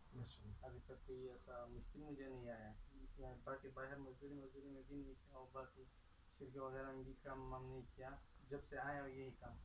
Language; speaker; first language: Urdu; non-native, local second language; Pashto